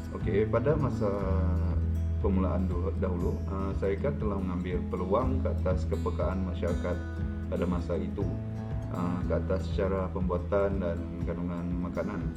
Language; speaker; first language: Malay; non-native, local second language; Chinese